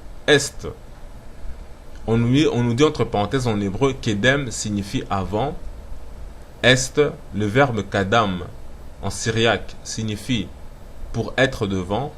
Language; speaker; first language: French; non-native, local second language; Lingala